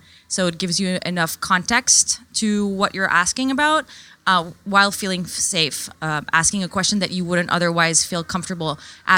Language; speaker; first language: English; non-native, local second language; French